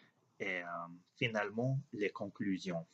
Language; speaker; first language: French; non-native, learner; English